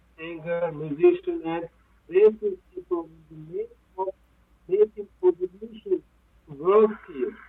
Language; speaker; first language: English; non-native, learner; Turkish